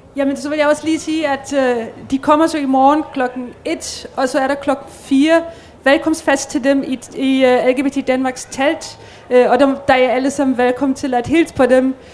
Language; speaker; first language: Danish; native; Danish